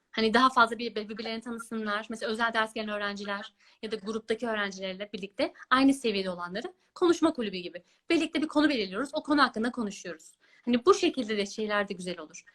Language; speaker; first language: Turkish; early bilingual, other home language; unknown